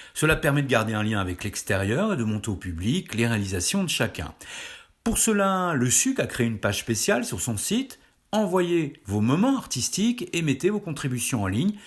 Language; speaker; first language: French; native; French